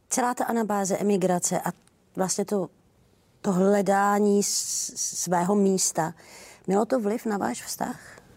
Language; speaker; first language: Czech; native; Czech